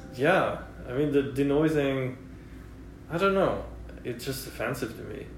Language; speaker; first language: English; non-native, fluent; Russian